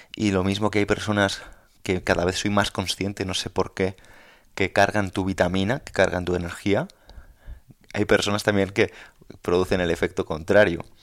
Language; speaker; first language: Spanish; native; Spanish